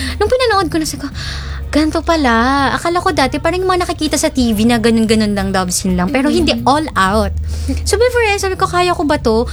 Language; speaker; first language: Filipino; native; Filipino